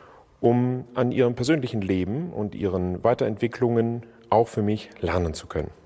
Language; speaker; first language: German; native; German